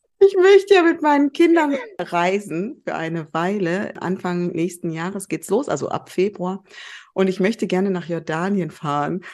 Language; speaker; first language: German; native; German